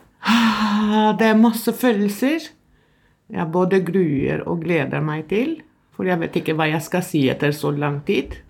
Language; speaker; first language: Norwegian; non-native, fluent; Albanian